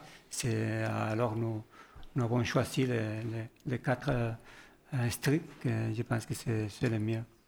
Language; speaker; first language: French; non-native, learner; Spanish